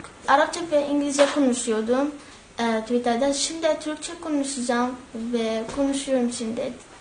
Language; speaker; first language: Turkish; non-native, learner; Arabic